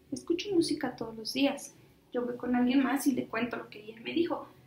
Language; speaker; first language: Spanish; native; Spanish